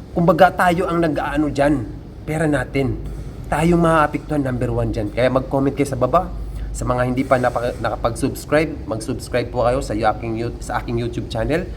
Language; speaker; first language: Filipino; native; Filipino